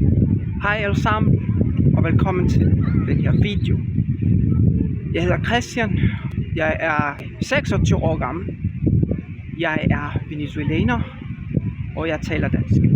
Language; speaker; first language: Danish; non-native, learner; Spanish